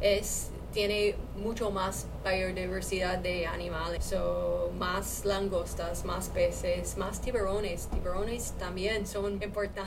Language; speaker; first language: Spanish; non-native, learner; English